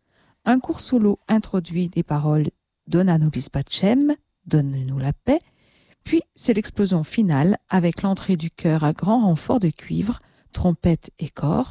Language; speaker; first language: French; native; French